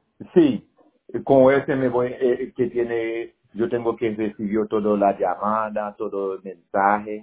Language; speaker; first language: Spanish; non-native, learner; Haitian Creole